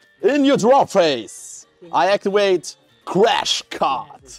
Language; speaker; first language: English; non-native, learner; German